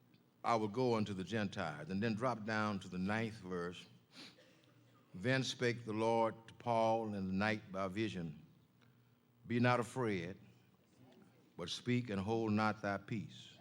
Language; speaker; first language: English; native; English